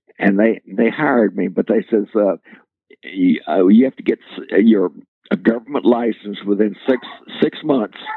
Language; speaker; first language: English; native; English